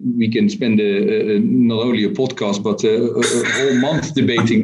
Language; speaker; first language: English; non-native, fluent; Dutch